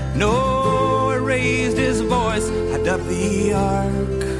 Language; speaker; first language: English; native; English